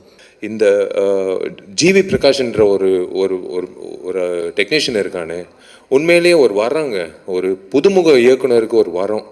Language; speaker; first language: Tamil; native; Tamil